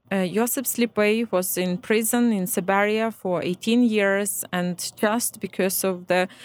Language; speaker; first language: English; non-native, fluent; Ukrainian